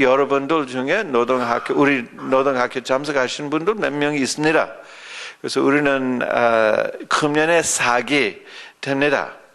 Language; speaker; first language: Korean; early bilingual, other home language; English